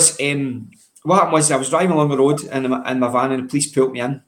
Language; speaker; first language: English; native; English